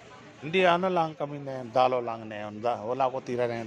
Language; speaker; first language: Filipino; non-native, learner; Punjabi